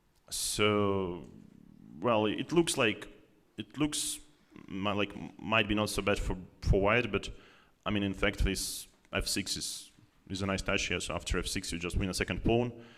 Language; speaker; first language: English; non-native, fluent; Russian